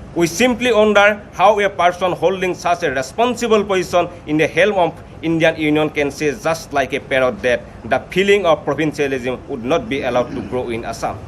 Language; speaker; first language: English; non-native, local second language; Assamese